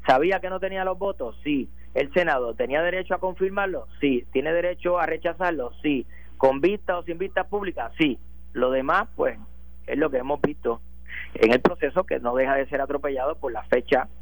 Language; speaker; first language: Spanish; native; Spanish